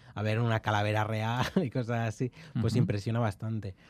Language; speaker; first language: Spanish; native; Spanish